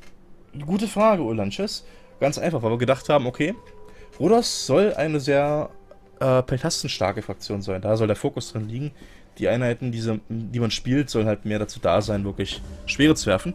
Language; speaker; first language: German; native; German